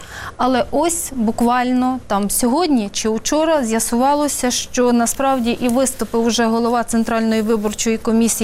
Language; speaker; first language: Ukrainian; native; Ukrainian